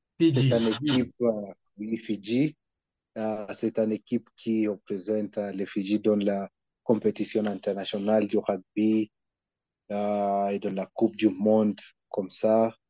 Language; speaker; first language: French; non-native, learner; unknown